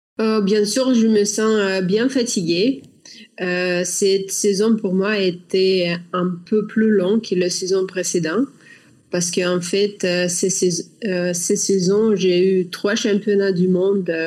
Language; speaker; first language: French; non-native, learner; Russian